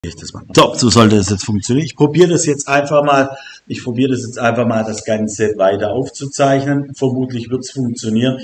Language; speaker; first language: German; native; German